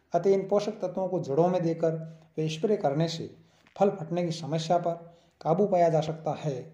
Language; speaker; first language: Hindi; native; Hindi